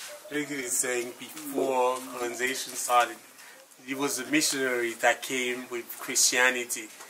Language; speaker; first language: English; non-native, fluent; French